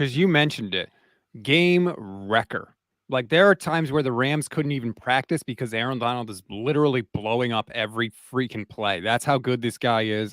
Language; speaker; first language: English; native; English